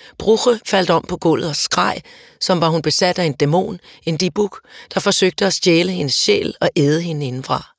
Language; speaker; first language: Danish; native; Danish